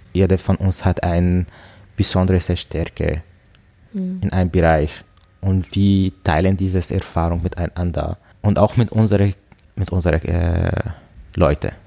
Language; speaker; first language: German; non-native, learner; Arabic